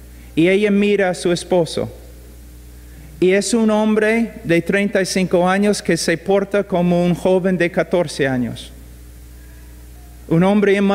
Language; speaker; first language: Spanish; non-native, fluent; English